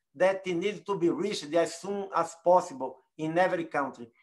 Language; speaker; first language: English; non-native, fluent; Portuguese